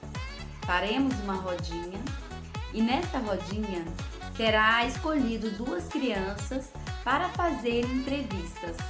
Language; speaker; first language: Portuguese; native; Portuguese